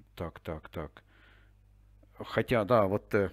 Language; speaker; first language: Russian; non-native, fluent; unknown